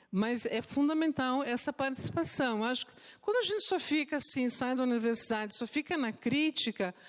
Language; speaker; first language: Portuguese; native; Portuguese